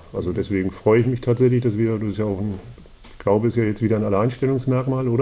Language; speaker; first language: German; native; German